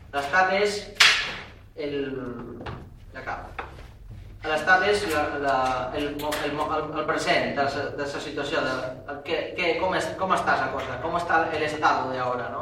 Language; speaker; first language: Catalan; native; Catalan